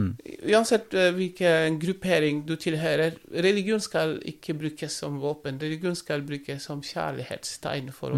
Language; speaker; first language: Norwegian; non-native, fluent; Wolof